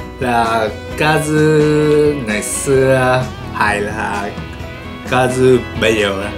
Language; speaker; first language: Vietnamese; non-native, learner; Japanese